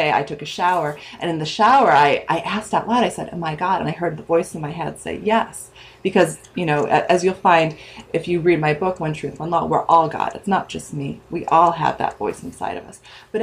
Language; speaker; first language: English; native; English